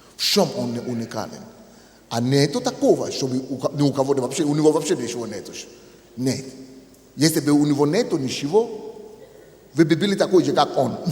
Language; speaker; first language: Russian; non-native, fluent; Yoruba